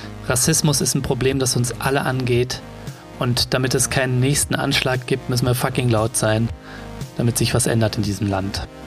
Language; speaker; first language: German; native; German